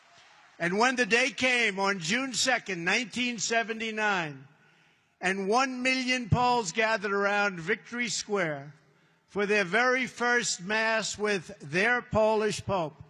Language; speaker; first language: English; native; English